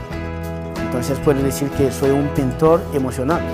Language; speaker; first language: Spanish; non-native, fluent; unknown